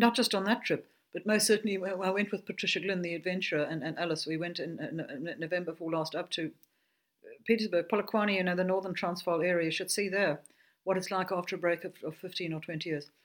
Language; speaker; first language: English; native; English